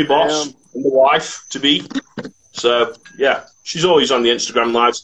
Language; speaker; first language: English; native; English